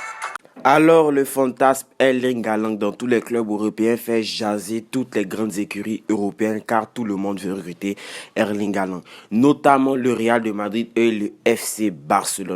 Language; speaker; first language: French; native; French